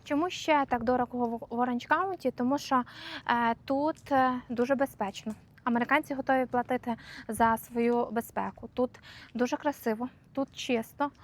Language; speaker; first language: Ukrainian; native; Ukrainian